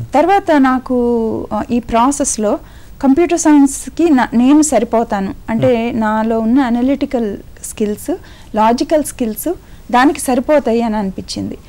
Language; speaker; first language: Telugu; native; Telugu